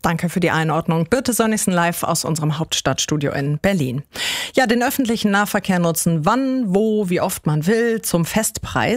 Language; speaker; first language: German; native; German